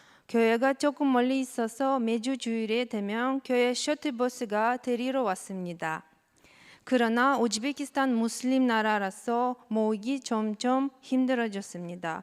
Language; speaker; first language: Korean; non-native, learner; Russian